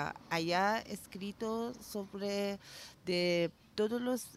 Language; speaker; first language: Spanish; non-native, learner; Persian